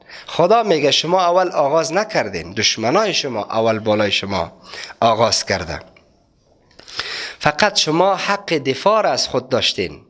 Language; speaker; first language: Persian; native; Persian